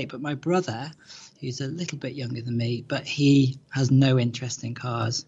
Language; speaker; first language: English; native; English